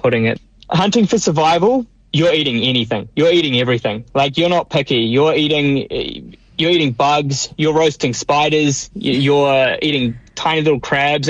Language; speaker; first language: English; native; English